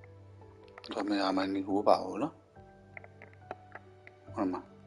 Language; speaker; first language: German; non-native, learner; Vietnamese